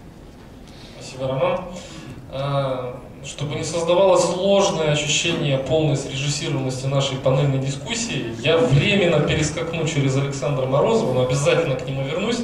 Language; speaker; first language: Russian; native; Russian